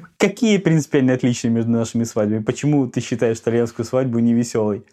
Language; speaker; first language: Russian; native; Russian